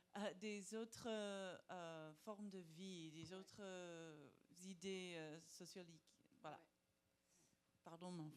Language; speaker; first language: French; non-native, learner; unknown